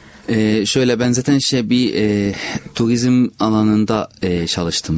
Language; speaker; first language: Turkish; non-native, learner; Arabic